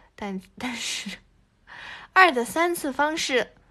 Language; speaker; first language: Chinese; native; Chinese